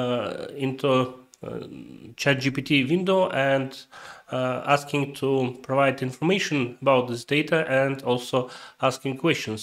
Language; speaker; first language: English; non-native, fluent; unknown